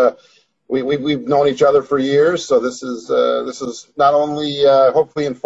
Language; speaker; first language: English; native; English